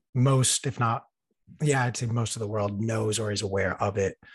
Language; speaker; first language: English; native; English